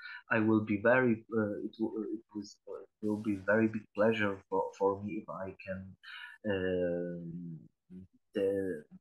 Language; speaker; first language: English; non-native, learner; Polish